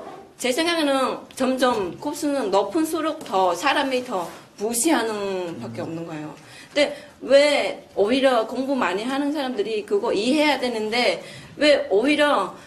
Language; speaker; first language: Korean; non-native, fluent; Vietnamese